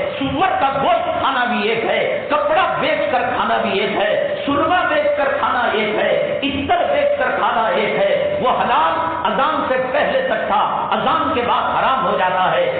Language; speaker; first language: Urdu; native; Urdu